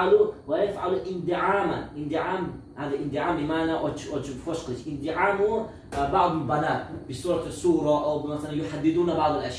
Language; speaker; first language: Arabic; non-native, learner; Uzbek